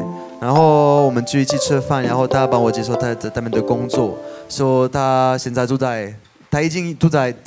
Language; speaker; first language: Chinese; non-native, fluent; French